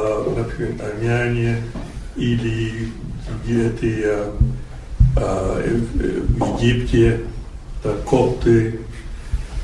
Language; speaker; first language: Russian; non-native, fluent; English